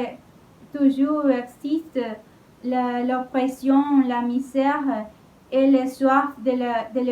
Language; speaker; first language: French; non-native, learner; Spanish